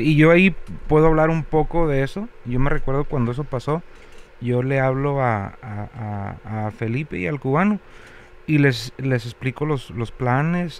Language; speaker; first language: Spanish; native; Spanish